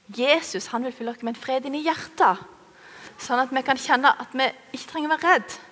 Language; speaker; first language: Norwegian; native; Norwegian